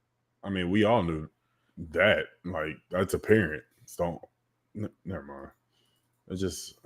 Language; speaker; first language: English; native; English